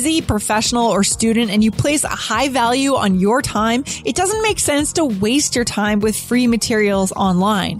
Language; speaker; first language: English; native; English